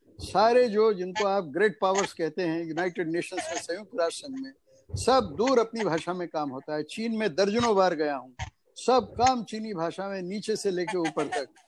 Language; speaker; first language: Hindi; native; Hindi